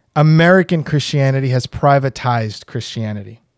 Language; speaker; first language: English; native; English